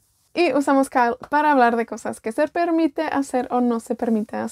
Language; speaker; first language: Spanish; non-native, fluent; Welsh